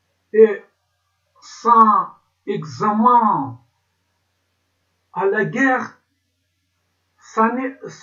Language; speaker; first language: French; non-native, learner; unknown